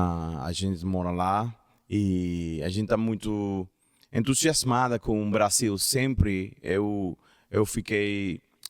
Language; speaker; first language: Portuguese; non-native, learner; Spanish